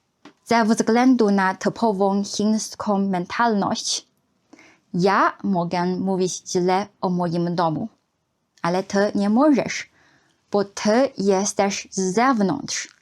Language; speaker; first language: Polish; non-native, fluent; Chinese